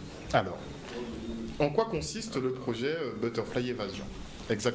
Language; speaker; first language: French; native; French